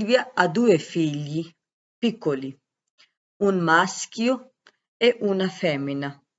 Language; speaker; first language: Italian; non-native, fluent; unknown